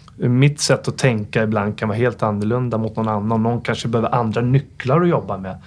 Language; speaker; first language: Swedish; native; Swedish